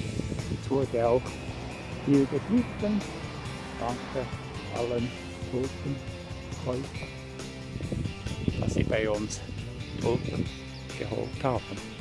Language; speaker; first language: German; native; German